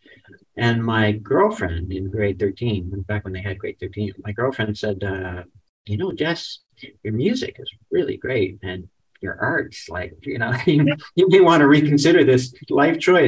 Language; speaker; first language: English; native; English